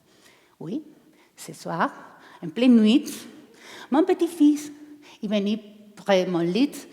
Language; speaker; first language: French; non-native, learner; Spanish